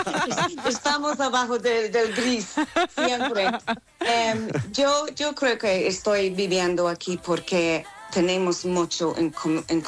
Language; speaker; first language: Spanish; non-native, learner; English